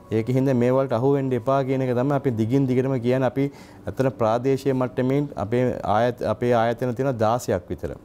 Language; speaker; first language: Sinhala; non-native, local second language; Tamil